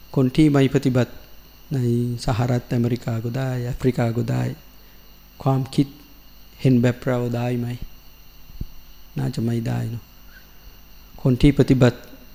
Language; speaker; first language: Thai; non-native, learner; Sinhala